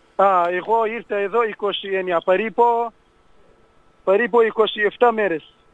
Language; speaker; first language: Greek; non-native, learner; Kurdish